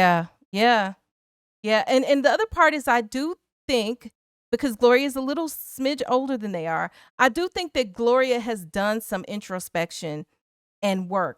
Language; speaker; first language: English; native; English